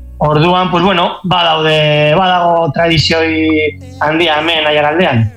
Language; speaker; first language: Basque; non-native, local second language; Spanish